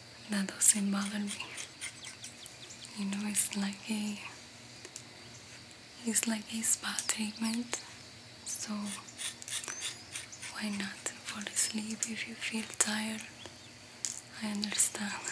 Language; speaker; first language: English; non-native, fluent; Spanish